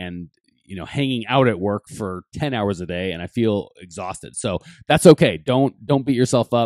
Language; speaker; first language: English; native; English